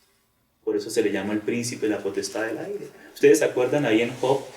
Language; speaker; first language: Spanish; native; Spanish